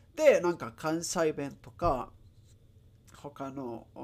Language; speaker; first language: Japanese; non-native, fluent; Spanish